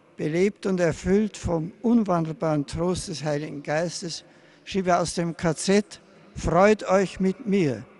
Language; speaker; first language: German; native; German